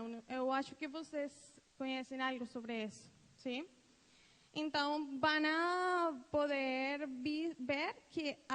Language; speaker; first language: Portuguese; non-native, fluent; Spanish